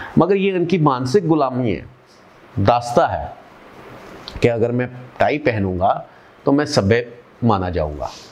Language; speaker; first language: Hindi; non-native, local second language; Punjabi